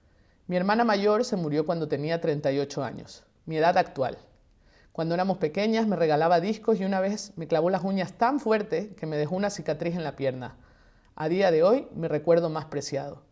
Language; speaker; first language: Spanish; native; Spanish